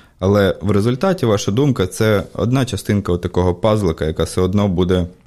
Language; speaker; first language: Ukrainian; native; Ukrainian